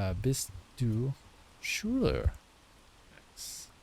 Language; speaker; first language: German; non-native, learner; English